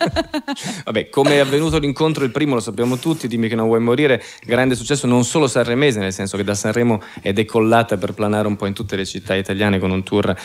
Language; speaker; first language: Italian; native; Italian